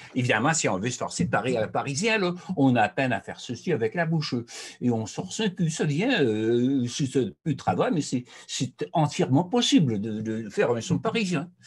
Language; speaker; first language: French; native; French